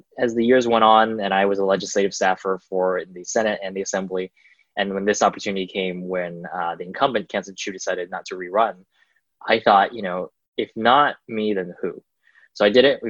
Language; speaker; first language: English; native; English